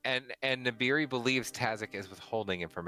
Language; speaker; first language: English; native; English